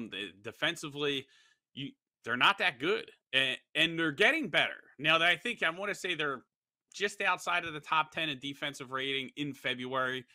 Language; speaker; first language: English; native; English